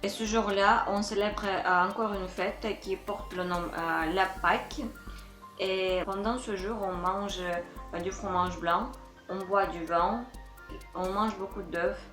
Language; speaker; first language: French; non-native, fluent; Russian